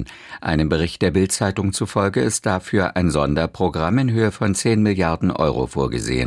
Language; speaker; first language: German; native; German